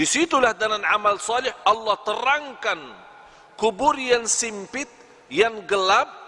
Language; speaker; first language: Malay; non-native, fluent; Arabic